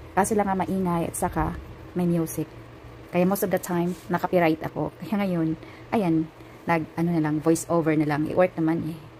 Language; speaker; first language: Filipino; non-native, local second language; Cebuano